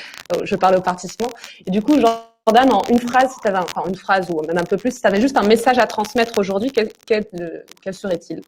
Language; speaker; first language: French; native; French